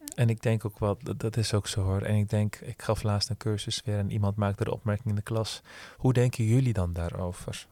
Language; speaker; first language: Dutch; early bilingual, other home language; Turkish